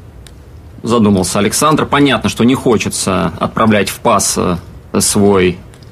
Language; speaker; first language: Russian; native; Russian